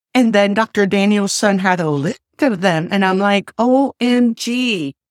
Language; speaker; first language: English; non-native, fluent; Spanish